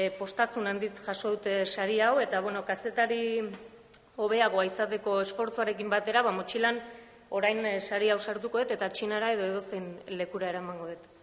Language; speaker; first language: Basque; non-native, local second language; Spanish